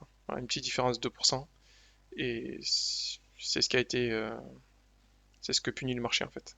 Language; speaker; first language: French; native; French